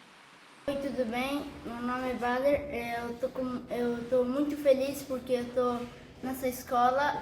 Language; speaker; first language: Portuguese; non-native, learner; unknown